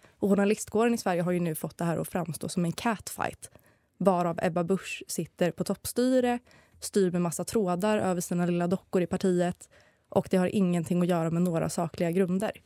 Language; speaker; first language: Swedish; native; Swedish